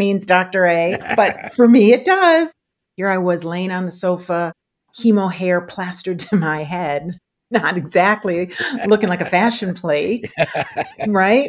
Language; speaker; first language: English; native; English